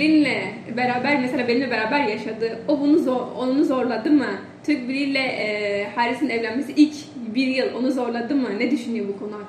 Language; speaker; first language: Turkish; non-native, fluent; Indonesian